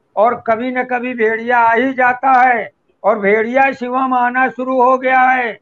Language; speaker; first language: Hindi; native; Hindi